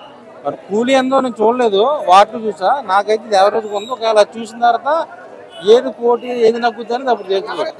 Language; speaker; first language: Telugu; native; Telugu